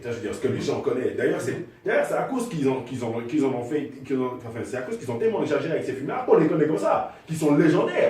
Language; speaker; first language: French; native; French